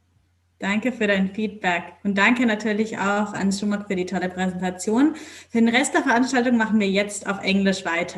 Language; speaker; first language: German; native; German